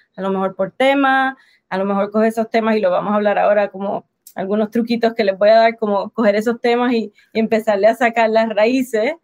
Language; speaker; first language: Spanish; native; Spanish